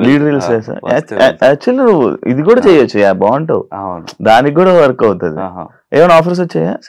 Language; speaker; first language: Telugu; native; Telugu